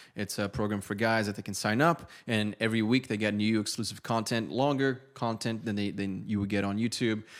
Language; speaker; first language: English; non-native, fluent; Portuguese